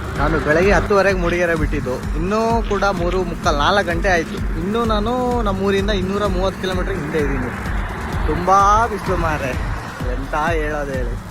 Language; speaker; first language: Kannada; native; Kannada